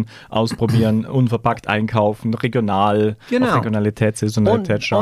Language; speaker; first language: German; native; German